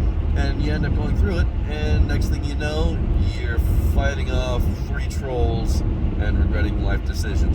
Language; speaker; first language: English; native; English